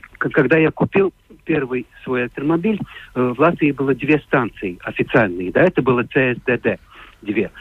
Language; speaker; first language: Russian; non-native, local second language; Latvian